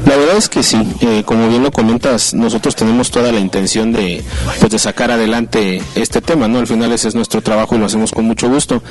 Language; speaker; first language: Spanish; native; Spanish